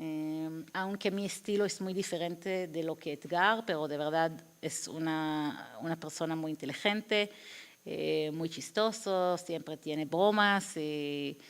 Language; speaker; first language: Spanish; non-native, fluent; Hebrew